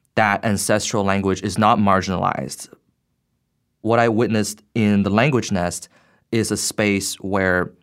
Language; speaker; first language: English; non-native, fluent; Chinese